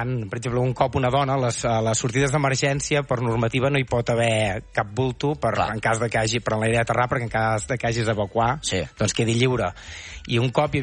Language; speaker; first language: Catalan; native; Catalan